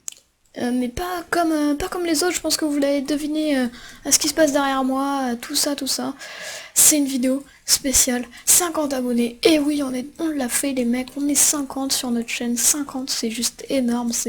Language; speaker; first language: French; native; French